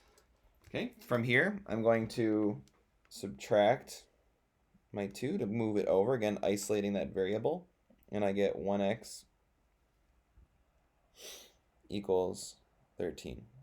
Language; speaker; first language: English; native; English